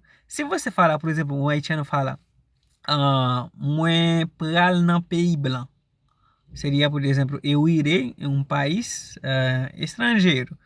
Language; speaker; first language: Portuguese; non-native, fluent; Haitian Creole